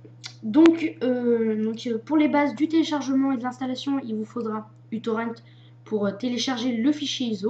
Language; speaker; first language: French; native; French